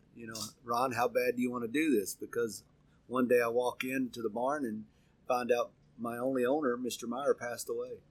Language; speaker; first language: English; native; English